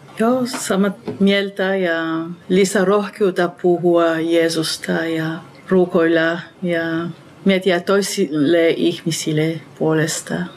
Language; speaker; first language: Finnish; non-native, learner; Hebrew